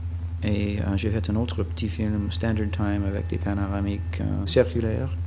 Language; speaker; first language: French; non-native, fluent; English